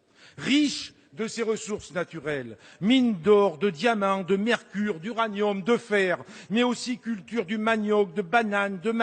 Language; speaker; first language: French; native; French